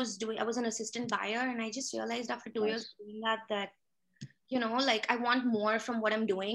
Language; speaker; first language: English; non-native, local second language; Hindi